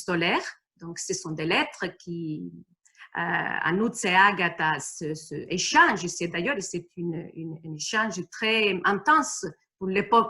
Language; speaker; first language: French; non-native, fluent; Italian